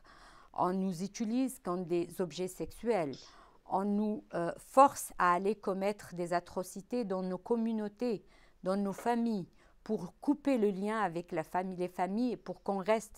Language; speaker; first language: French; non-native, local second language; Arabic